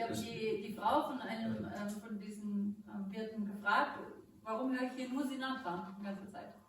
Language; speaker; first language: German; native; German